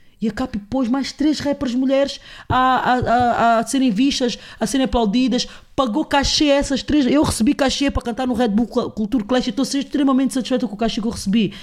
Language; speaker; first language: Portuguese; native; Portuguese